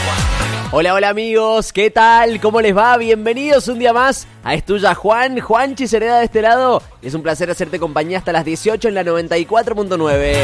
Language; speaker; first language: Spanish; native; Spanish